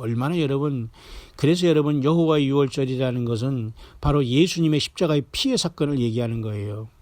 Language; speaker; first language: Korean; native; Korean